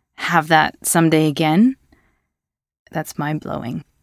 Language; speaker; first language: English; early bilingual, other home language; Russian